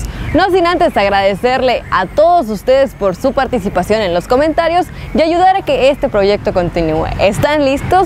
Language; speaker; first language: Spanish; native; Spanish